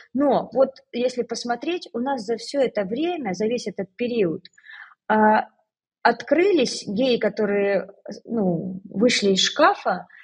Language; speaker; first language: Russian; native; Russian